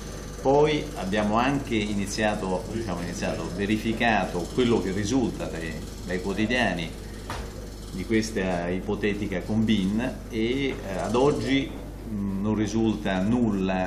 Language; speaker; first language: Italian; native; Italian